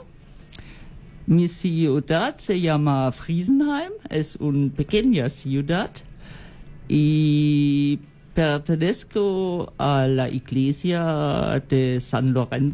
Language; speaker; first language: Spanish; non-native, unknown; German